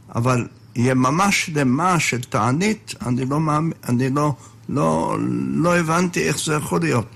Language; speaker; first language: Hebrew; native; Hebrew